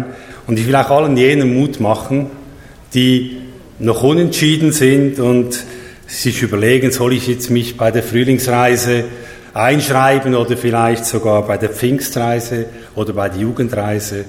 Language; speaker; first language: German; native; German